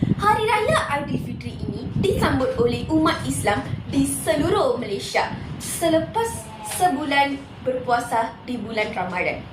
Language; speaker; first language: Malay; non-native, local second language; Tamil